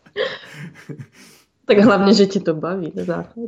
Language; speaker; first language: Czech; native; Czech